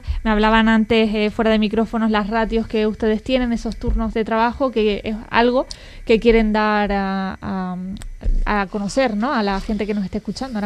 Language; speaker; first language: Spanish; native; Spanish